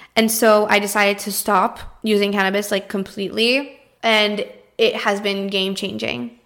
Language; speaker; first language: English; early bilingual, other home language; Portuguese